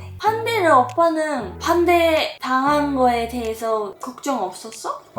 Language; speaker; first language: Korean; non-native, fluent; Japanese